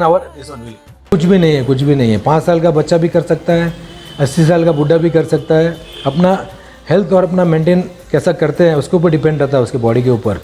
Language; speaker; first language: Hindi; non-native, local second language; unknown